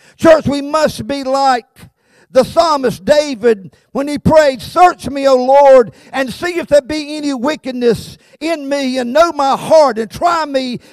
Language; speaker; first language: English; native; English